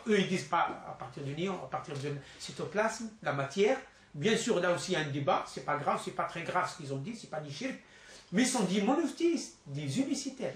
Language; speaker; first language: French; non-native, local second language; Arabic